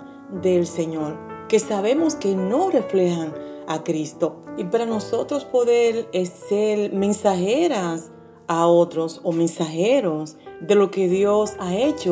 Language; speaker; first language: Spanish; native; Spanish